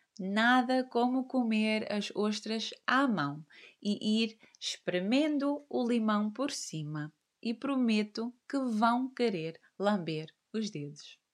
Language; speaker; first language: Portuguese; native; Portuguese